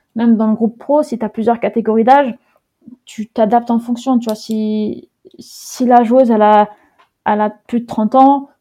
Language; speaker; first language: French; early bilingual, heritage; Dutch